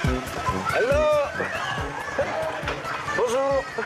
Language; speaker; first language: French; native; French